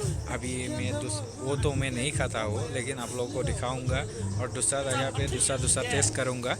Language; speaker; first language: Hindi; non-native, local second language; Assamese